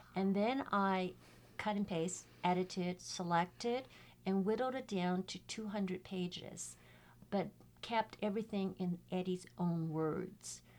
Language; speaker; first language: English; native; English